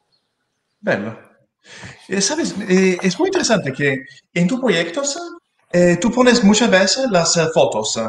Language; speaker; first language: Spanish; non-native, learner; Italian